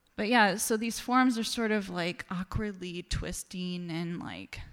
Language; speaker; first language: English; native; English